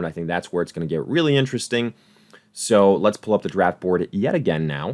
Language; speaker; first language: English; native; English